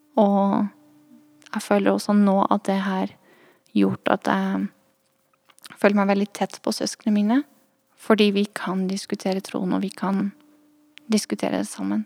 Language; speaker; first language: Norwegian; non-native, fluent; Dutch